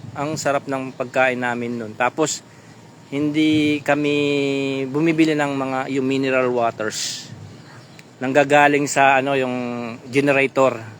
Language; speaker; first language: Filipino; non-native, local second language; Pampanga